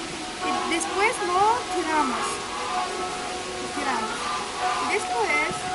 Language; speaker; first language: Spanish; non-native, learner; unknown